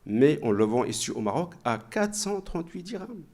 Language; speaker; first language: French; non-native, local second language; Arabic